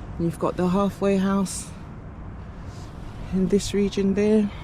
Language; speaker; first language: English; native; English